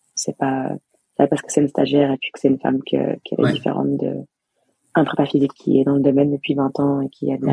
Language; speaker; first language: French; native; French